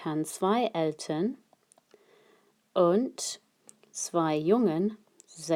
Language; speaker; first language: German; non-native, fluent; English